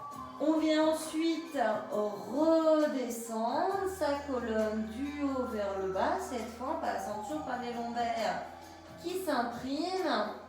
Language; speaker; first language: French; native; French